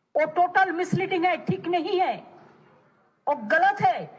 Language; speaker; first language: Hindi; non-native, local second language; Bangla